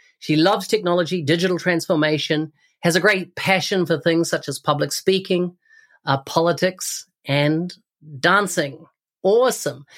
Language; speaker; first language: English; native; English